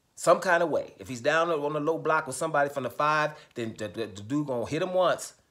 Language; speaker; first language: English; native; English